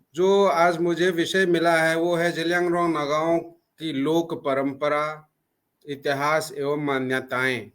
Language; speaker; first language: Hindi; non-native, local second language; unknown